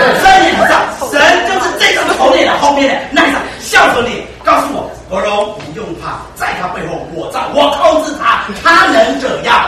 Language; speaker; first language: Chinese; early bilingual, heritage; Chinese